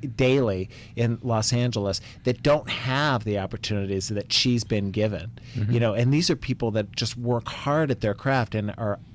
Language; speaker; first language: English; native; English